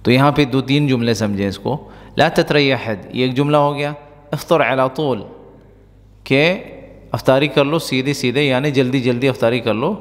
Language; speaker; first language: Urdu; non-native, local second language; Pashto